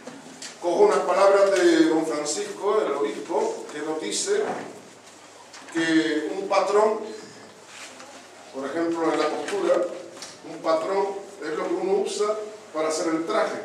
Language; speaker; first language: Spanish; native; Spanish